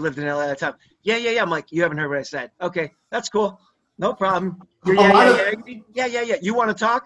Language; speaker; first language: English; native; English